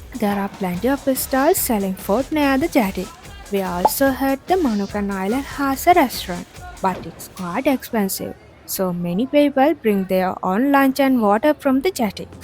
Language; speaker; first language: English; non-native, fluent; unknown